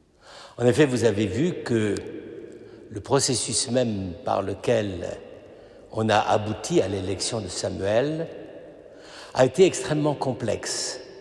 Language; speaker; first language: French; native; French